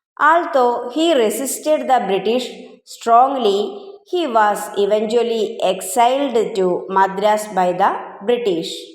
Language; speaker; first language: English; non-native, local second language; Malayalam